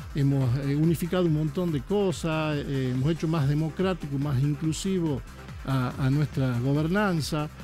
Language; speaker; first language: Spanish; native; Spanish